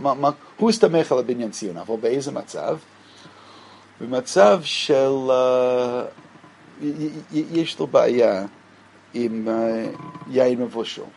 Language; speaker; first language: Hebrew; non-native, fluent; English